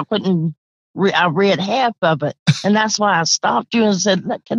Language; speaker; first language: English; native; English